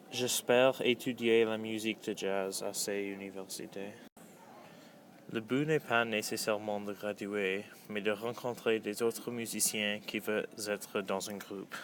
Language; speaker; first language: French; non-native, local second language; English